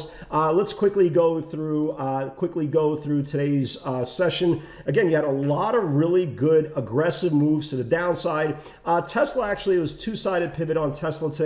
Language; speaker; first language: English; native; English